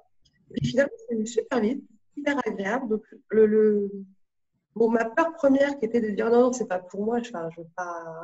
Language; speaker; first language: French; native; French